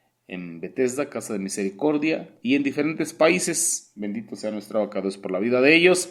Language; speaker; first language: Spanish; native; Spanish